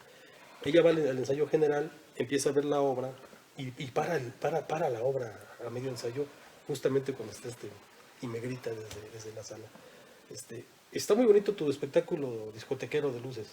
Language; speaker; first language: Spanish; native; Spanish